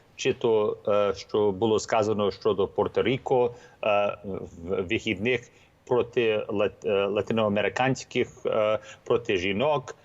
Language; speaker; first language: Ukrainian; early bilingual, heritage; Ukrainian